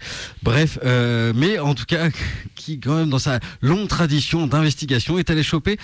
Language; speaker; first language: French; native; French